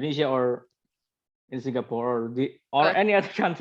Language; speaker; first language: English; non-native, learner; Indonesian